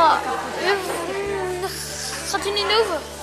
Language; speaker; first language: Dutch; non-native, learner; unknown